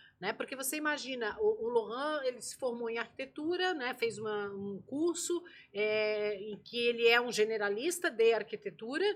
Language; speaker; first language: Portuguese; native; Portuguese